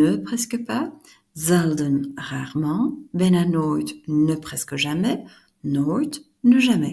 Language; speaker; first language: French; non-native, fluent; Dutch